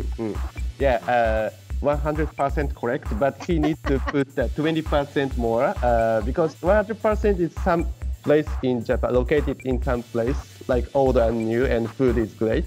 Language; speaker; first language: English; non-native, learner; Japanese